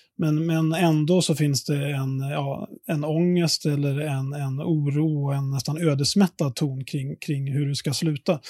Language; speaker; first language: Swedish; native; Swedish